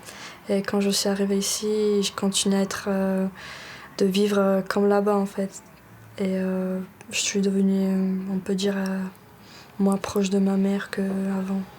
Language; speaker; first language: French; early bilingual, other home language; Georgian